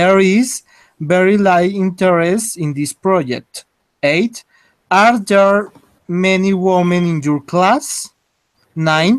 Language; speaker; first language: English; non-native, learner; Spanish